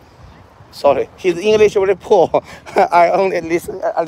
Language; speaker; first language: English; non-native, learner; Chinese